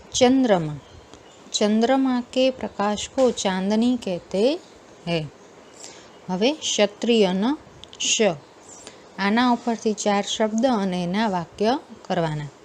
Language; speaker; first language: Hindi; non-native, local second language; Gujarati